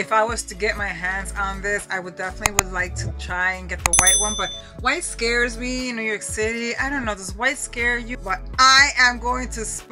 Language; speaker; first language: English; early bilingual, other home language; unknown